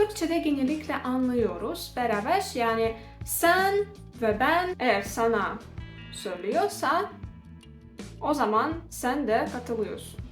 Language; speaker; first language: Turkish; non-native, fluent; Russian